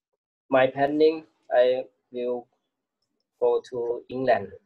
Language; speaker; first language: English; non-native, learner; Thai